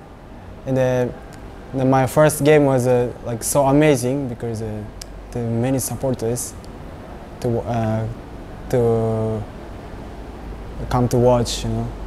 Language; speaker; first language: English; non-native, learner; Japanese